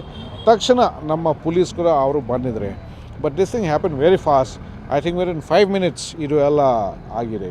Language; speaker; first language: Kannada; non-native, fluent; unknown